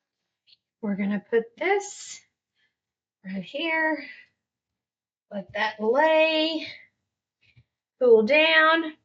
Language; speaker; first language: English; native; English